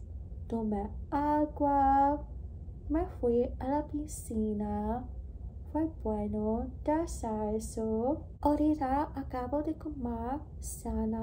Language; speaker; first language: Spanish; non-native, learner; English